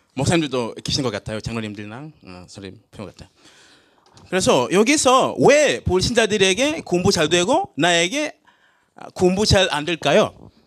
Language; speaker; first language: Korean; non-native, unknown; Swahili